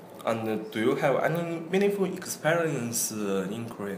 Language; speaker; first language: English; non-native, learner; Korean